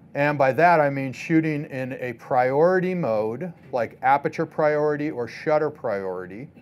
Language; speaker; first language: English; native; English